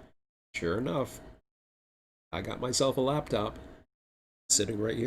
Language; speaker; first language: English; native; English